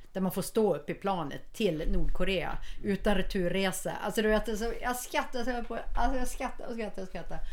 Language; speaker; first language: Swedish; early bilingual, heritage; Swedish